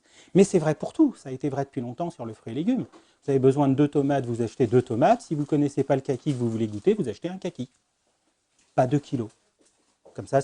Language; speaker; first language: French; native; French